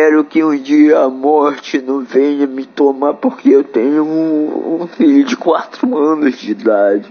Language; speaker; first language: Portuguese; native; Portuguese